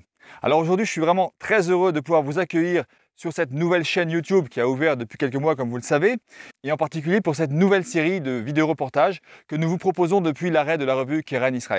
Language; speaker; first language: French; native; French